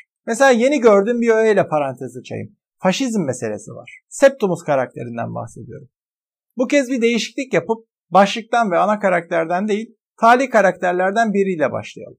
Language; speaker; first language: Turkish; native; Turkish